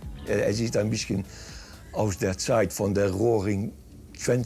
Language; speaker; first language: German; non-native, fluent; Dutch